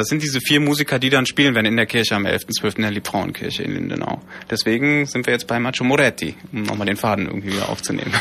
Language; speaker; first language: German; native; German